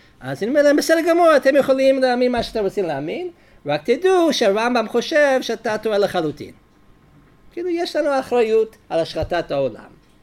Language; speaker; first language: Hebrew; non-native, fluent; English